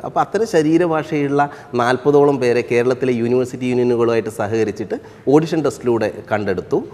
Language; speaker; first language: Malayalam; native; Malayalam